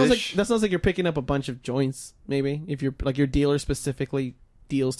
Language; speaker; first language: English; native; English